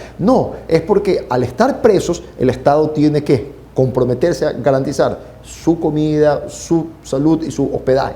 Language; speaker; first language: Spanish; native; Spanish